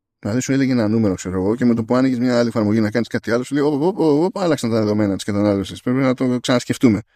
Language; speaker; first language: Greek; native; Greek